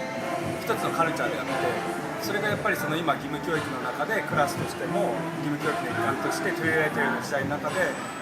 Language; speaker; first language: Japanese; native; Japanese